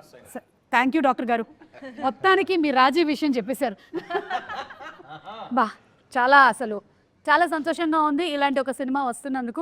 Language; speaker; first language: Telugu; non-native, local second language; Malayalam